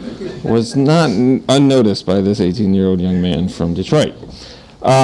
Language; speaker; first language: English; native; English